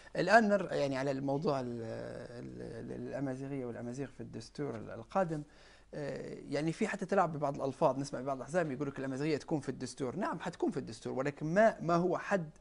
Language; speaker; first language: Arabic; non-native, local second language; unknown